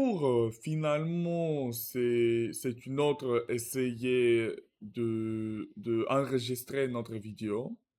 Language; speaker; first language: French; non-native, learner; Russian